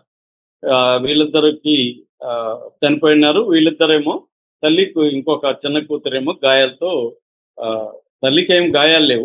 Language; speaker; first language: Telugu; native; Telugu